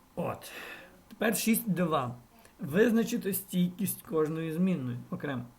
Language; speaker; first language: Ukrainian; non-native, local second language; Russian